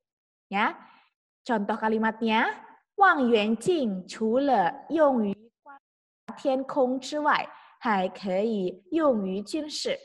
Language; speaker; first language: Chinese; non-native, fluent; Indonesian